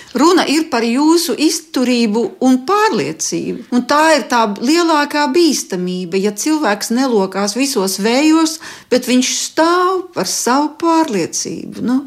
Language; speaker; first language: Latvian; native; Latvian